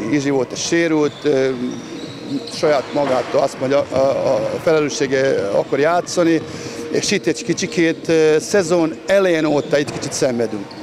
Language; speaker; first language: Hungarian; non-native, learner; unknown